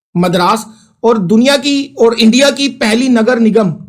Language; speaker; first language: Hindi; non-native, local second language; Punjabi